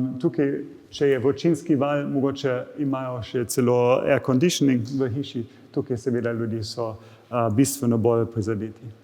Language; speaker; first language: Slovenian; non-native, fluent; German